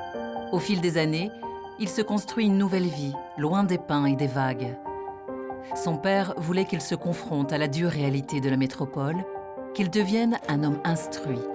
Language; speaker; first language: French; native; French